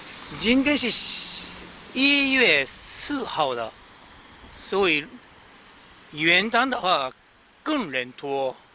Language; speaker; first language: Chinese; non-native, learner; Japanese